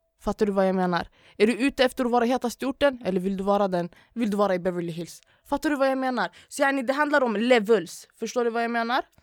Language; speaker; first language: Swedish; early bilingual, other home language; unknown